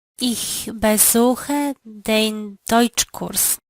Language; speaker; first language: German; non-native, learner; Polish